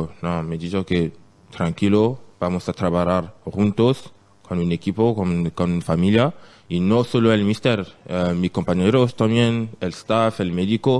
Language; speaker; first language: Spanish; non-native, learner; French